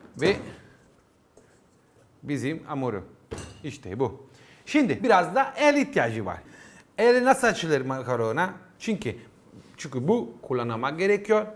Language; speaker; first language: Turkish; non-native, learner; Italian